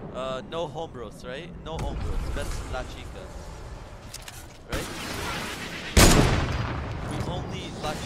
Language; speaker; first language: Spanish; non-native, learner; English